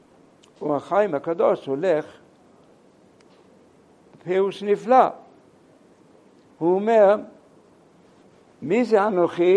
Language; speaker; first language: Hebrew; non-native, fluent; English